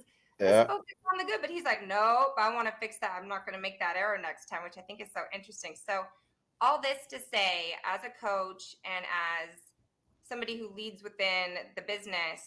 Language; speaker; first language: English; native; English